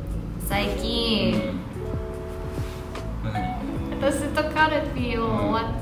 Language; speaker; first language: Japanese; non-native, learner; English